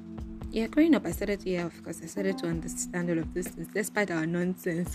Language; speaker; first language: English; non-native, local second language; Yoruba